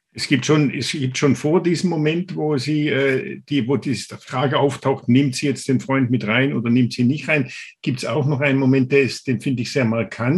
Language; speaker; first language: German; native; German